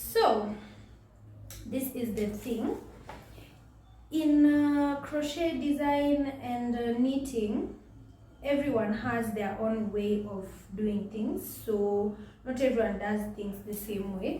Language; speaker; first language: English; non-native, local second language; Swahili